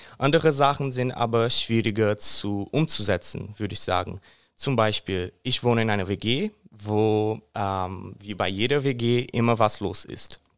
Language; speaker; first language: German; non-native, fluent; Portuguese